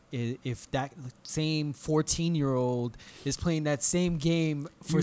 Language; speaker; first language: English; native; English